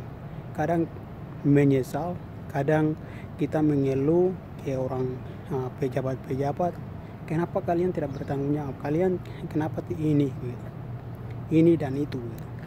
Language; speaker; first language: Indonesian; non-native, local second language; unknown